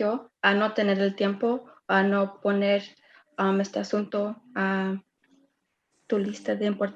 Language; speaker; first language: Spanish; early bilingual, heritage; Spanish